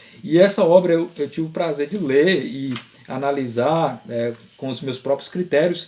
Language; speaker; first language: Portuguese; native; Portuguese